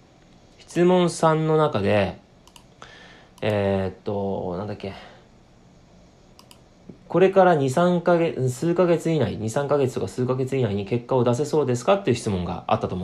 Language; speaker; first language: Japanese; native; Japanese